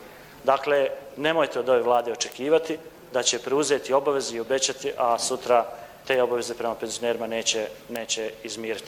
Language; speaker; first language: Croatian; native; Croatian